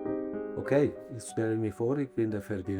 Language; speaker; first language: German; early bilingual, other home language; Italian